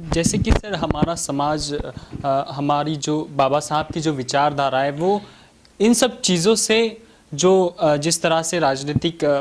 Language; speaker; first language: Hindi; non-native, local second language; Marathi